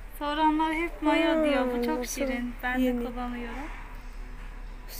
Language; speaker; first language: Turkish; native; Turkish